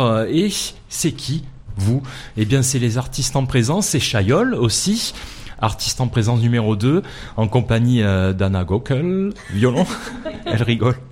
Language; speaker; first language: French; native; French